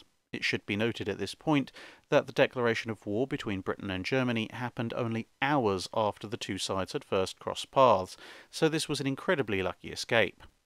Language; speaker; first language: English; native; English